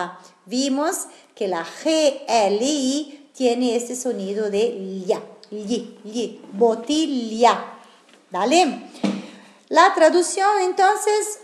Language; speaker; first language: Spanish; non-native, fluent; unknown